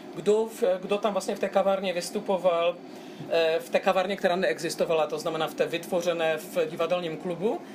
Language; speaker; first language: Czech; non-native, local second language; Polish